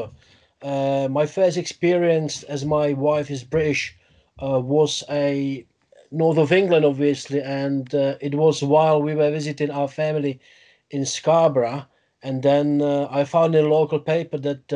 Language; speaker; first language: English; non-native, fluent; Czech